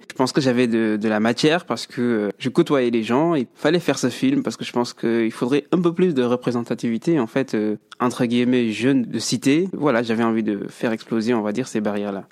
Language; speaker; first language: French; early bilingual, other home language; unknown